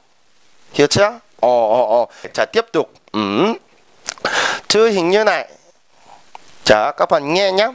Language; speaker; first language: Vietnamese; non-native, fluent; Korean